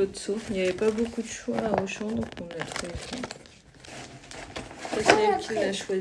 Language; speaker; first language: French; native; French